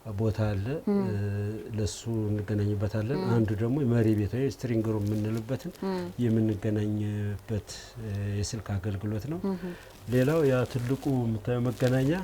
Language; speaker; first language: Amharic; native; Amharic